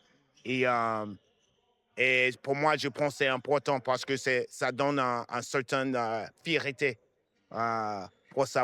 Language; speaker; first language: French; non-native, fluent; English